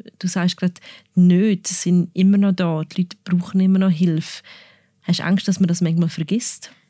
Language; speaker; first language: German; native; German